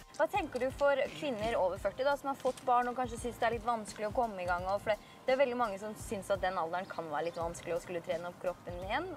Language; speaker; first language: Norwegian; native; Norwegian